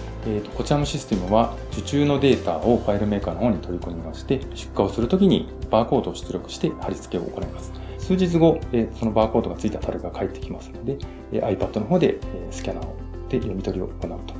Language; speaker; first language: Japanese; native; Japanese